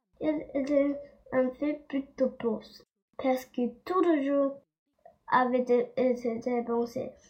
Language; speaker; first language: French; non-native, learner; Chinese